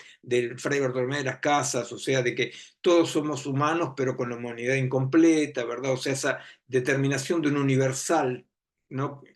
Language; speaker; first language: Spanish; native; Spanish